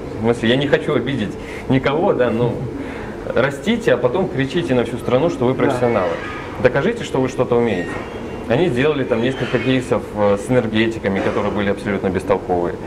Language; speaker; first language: Russian; native; Russian